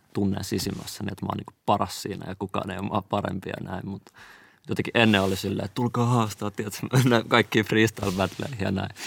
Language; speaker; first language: Finnish; native; Finnish